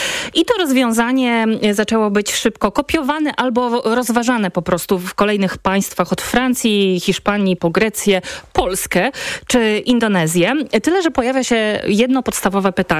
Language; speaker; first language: Polish; native; Polish